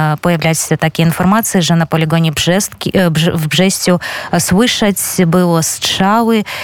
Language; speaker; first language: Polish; non-native, fluent; Belarusian